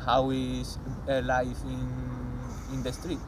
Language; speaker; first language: English; non-native, learner; Spanish